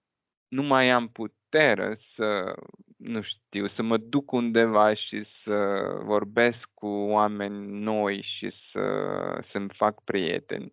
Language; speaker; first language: Romanian; non-native, fluent; Russian